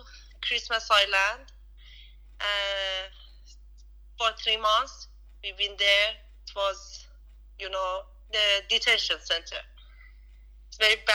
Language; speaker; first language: English; non-native, learner; Persian